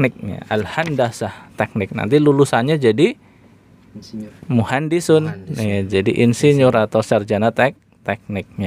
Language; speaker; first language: Indonesian; native; Indonesian